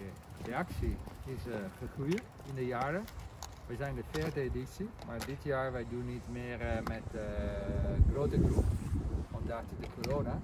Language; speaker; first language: Dutch; non-native, learner; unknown